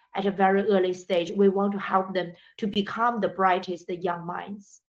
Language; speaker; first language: English; non-native, fluent; Chinese